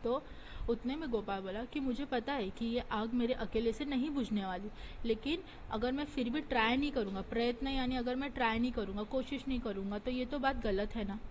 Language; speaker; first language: Hindi; non-native, local second language; Marathi